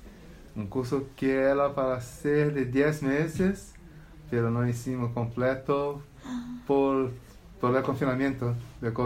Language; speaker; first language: Spanish; non-native, learner; Portuguese